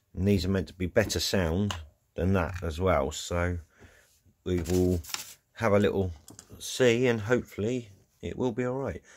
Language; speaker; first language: English; native; English